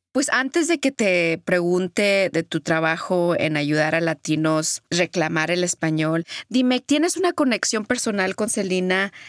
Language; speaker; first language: Spanish; early bilingual, heritage; Spanish